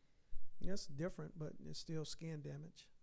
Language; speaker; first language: English; native; English